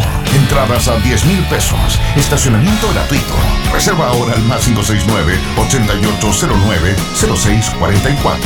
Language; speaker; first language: Spanish; native; Spanish